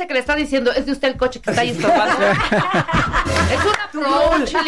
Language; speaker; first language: Spanish; native; Spanish